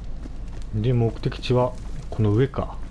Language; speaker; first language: Japanese; native; Japanese